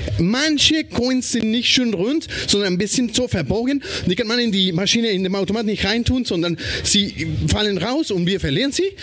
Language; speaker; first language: German; non-native, fluent; Spanish